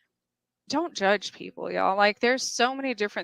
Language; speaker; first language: English; native; English